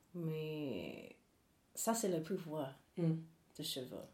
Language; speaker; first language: French; non-native, fluent; English